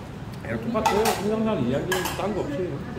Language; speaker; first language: Korean; native; Korean